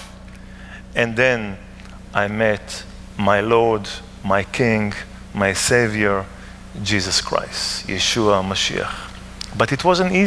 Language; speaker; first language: English; non-native, fluent; Hebrew